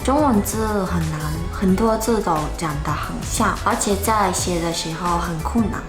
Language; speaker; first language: Chinese; non-native, fluent; Mongolian